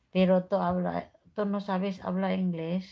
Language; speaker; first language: Spanish; non-native, learner; Filipino